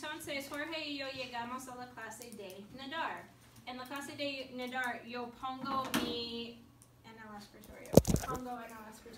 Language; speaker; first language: Spanish; non-native, learner; English